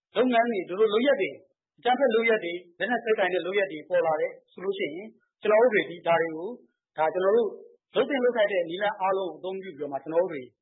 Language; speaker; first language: Burmese; native; Burmese